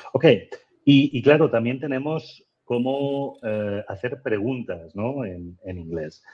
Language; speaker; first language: Spanish; native; Spanish